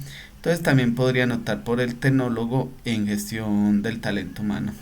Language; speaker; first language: Spanish; native; Spanish